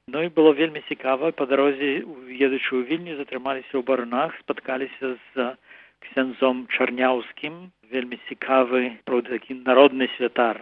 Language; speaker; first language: Belarusian; early bilingual, heritage; Belarusian